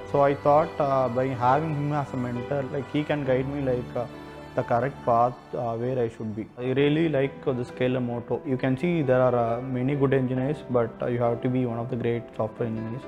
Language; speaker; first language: English; non-native, local second language; Tamil